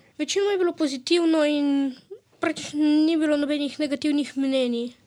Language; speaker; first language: Slovenian; early bilingual, other home language; Ukrainian